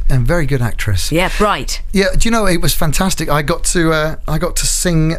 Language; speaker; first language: English; native; English